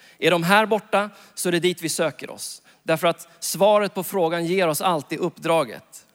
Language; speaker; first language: Swedish; native; Swedish